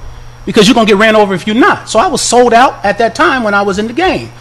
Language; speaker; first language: English; native; English